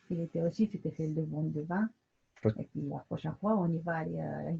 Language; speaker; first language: French; non-native, learner; Japanese